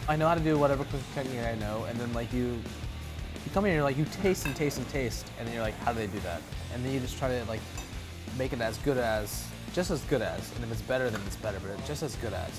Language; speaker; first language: English; native; English